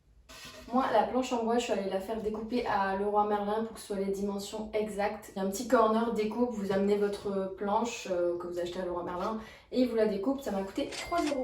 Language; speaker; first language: French; native; French